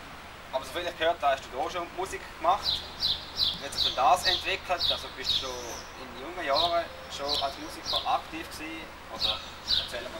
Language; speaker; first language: German; native; German